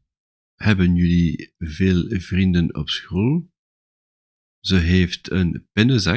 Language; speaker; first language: Dutch; non-native, fluent; French